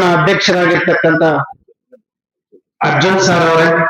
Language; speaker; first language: Kannada; native; Kannada